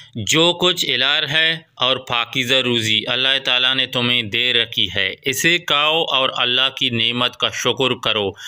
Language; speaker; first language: Urdu; non-native, local second language; Baluchi